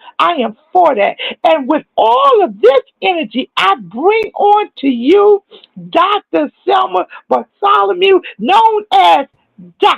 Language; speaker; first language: English; native; English